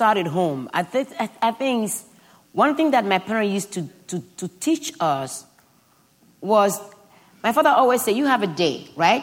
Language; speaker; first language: English; non-native, fluent; Fon